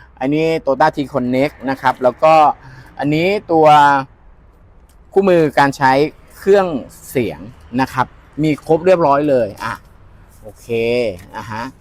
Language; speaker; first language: Thai; native; Thai